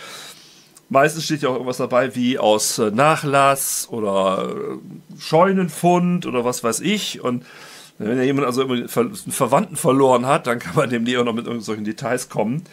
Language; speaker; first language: German; native; German